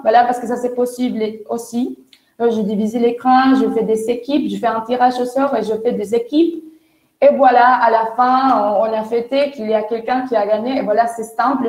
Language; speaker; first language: French; non-native, fluent; Spanish